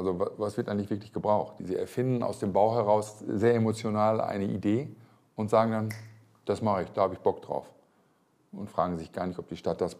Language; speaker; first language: German; native; German